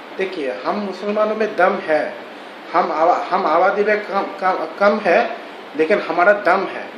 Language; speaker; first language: Hindi; non-native, local second language; Bangla